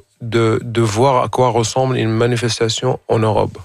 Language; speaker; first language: French; non-native, fluent; Arabic